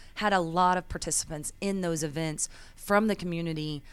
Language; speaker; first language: English; native; English